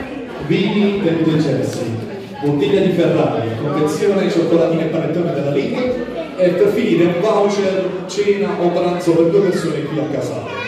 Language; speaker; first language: Italian; native; Italian